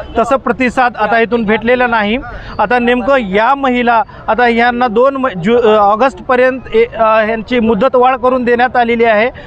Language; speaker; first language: Marathi; native; Marathi